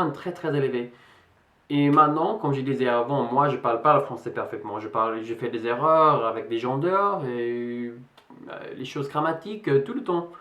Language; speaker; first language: French; non-native, fluent; English